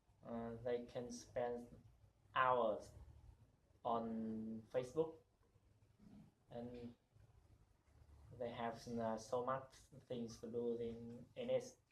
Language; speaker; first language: English; non-native, learner; Vietnamese